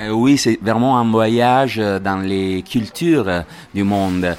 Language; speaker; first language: French; non-native, learner; Italian